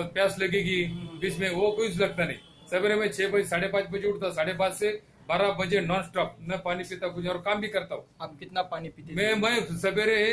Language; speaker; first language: Hindi; non-native, local second language; Marathi